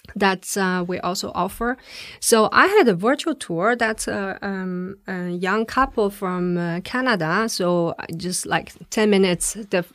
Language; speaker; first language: English; non-native, fluent; Chinese